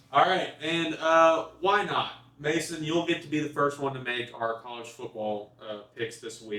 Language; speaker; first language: English; native; English